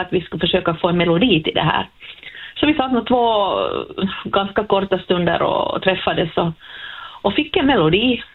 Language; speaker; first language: Swedish; native; Swedish